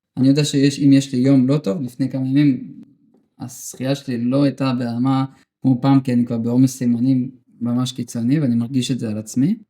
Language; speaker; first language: Hebrew; early bilingual, other home language; Russian